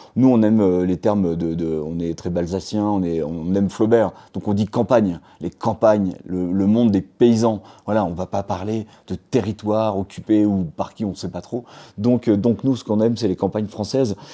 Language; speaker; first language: French; native; French